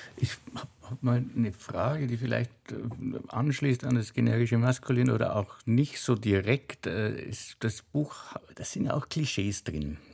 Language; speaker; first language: German; native; German